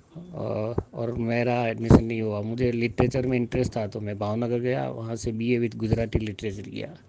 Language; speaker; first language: Hindi; non-native, local second language; Gujarati